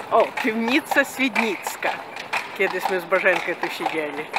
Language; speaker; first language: Polish; non-native, fluent; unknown